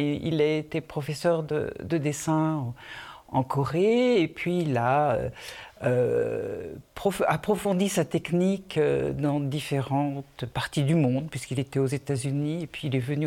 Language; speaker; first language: French; native; French